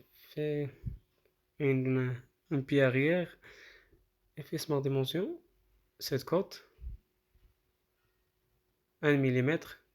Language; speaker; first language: French; non-native, local second language; Arabic